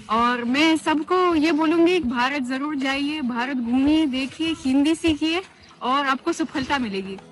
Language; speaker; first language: Hindi; non-native, fluent; Russian